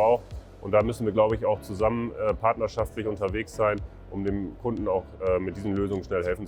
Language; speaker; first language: German; native; German